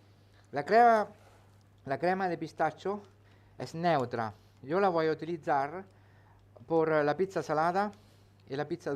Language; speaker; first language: Spanish; non-native, learner; Italian